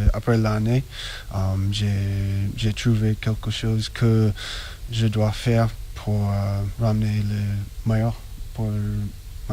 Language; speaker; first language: French; non-native, learner; English